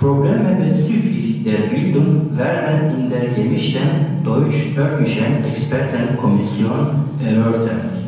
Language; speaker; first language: German; non-native, learner; Turkish